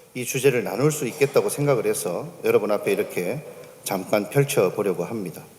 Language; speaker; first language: Korean; native; Korean